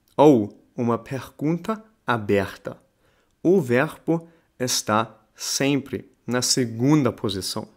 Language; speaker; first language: Portuguese; non-native, fluent; German